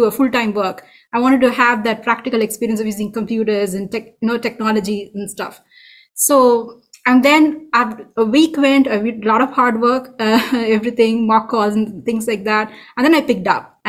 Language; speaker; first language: English; non-native, local second language; Tamil